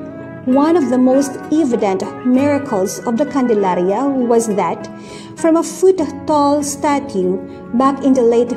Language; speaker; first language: English; non-native, local second language; Filipino